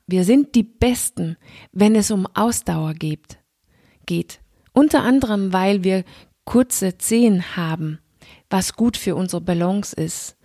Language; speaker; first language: German; non-native, fluent; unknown